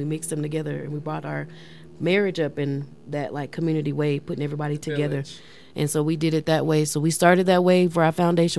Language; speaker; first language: English; native; English